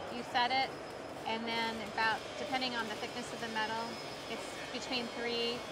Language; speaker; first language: English; native; English